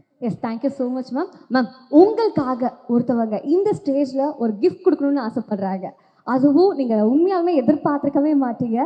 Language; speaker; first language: Tamil; native; Tamil